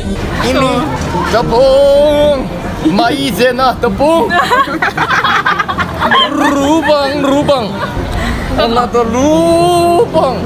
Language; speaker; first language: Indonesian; non-native, learner; Korean